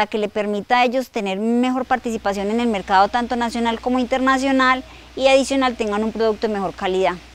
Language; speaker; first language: Spanish; native; Spanish